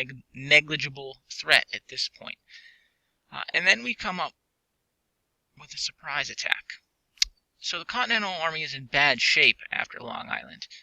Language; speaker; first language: English; native; English